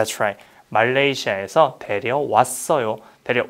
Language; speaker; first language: Korean; non-native, fluent; English